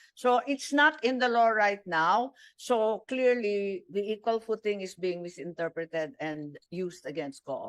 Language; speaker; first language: English; non-native, local second language; Filipino